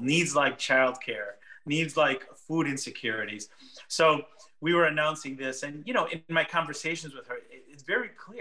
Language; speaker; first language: English; early bilingual, other home language; Spanish